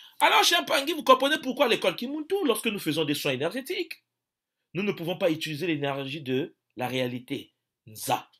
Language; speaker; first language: French; non-native, local second language; Kongo